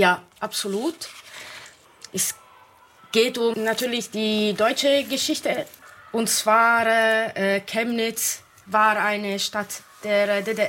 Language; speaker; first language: German; non-native, fluent; Italian